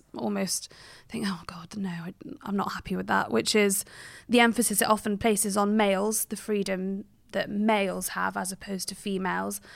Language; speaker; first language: English; native; English